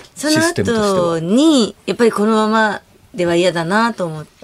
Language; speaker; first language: Japanese; native; Japanese